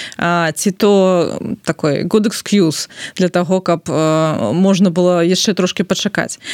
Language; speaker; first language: Belarusian; non-native, local second language; Russian